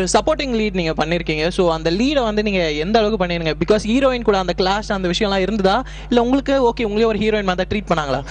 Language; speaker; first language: Tamil; native; Tamil